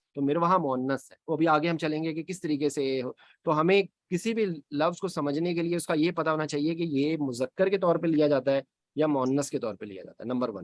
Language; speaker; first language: Urdu; native; Urdu